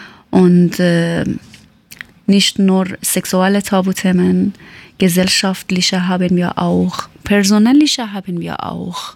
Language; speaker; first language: German; non-native, learner; Persian